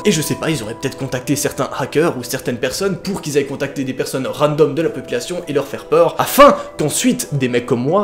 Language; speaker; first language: French; native; French